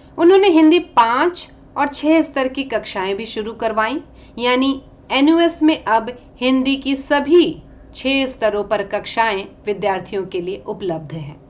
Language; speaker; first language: Hindi; native; Hindi